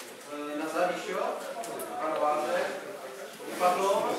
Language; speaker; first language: Russian; non-native, learner; Czech